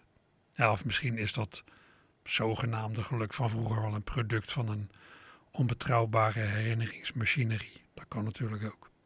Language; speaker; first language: Dutch; native; Dutch